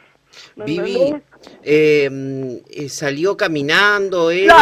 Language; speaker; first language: Spanish; native; Spanish